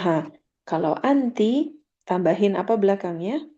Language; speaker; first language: Indonesian; native; Indonesian